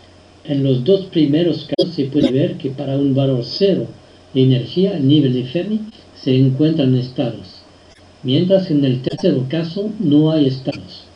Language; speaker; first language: Spanish; non-native, fluent; French